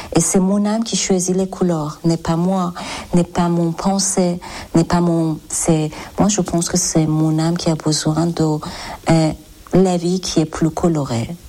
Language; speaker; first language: French; non-native, learner; Persian